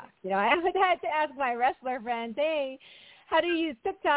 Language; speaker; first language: English; non-native, local second language; Filipino